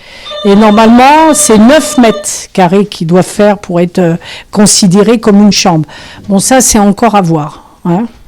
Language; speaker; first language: French; native; French